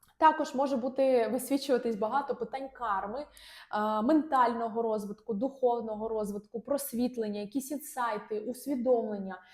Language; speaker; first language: Ukrainian; non-native, local second language; Russian